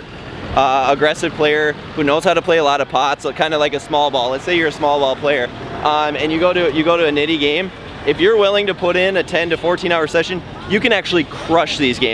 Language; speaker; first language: English; native; English